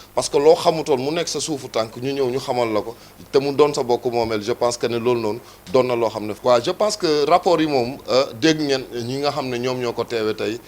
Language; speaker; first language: Wolof; non-native, local second language; Serer